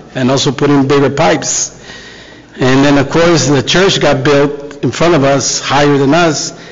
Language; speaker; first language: English; native; English